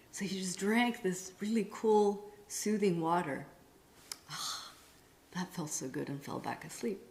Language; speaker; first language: English; non-native, fluent; Korean